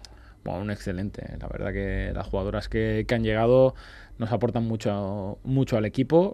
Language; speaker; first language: Spanish; native; Spanish